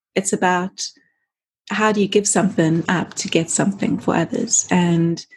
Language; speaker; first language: English; native; English